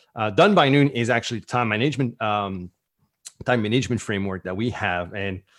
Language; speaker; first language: English; non-native, fluent; French